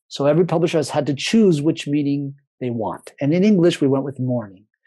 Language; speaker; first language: English; early bilingual, other home language; Spanish